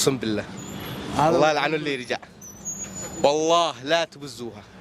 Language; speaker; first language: Arabic; native; Arabic